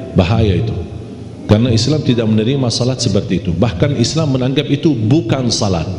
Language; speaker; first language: Indonesian; non-native, fluent; Arabic